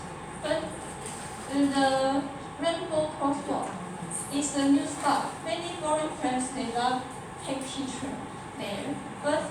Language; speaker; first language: English; non-native, learner; Chinese